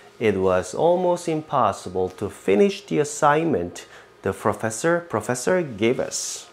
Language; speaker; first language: English; non-native, fluent; Korean